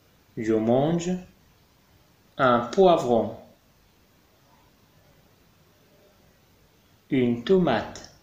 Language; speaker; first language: French; non-native, fluent; Arabic